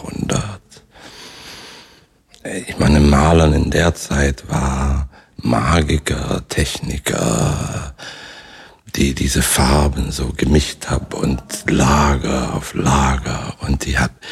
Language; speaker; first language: German; non-native, fluent; Swedish